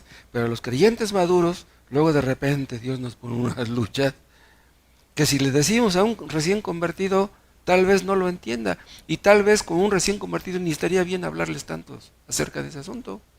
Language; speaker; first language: Spanish; native; Spanish